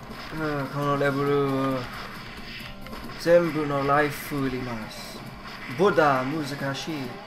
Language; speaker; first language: Japanese; non-native, learner; English